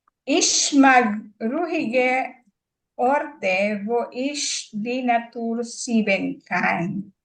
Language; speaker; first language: German; non-native, learner; Filipino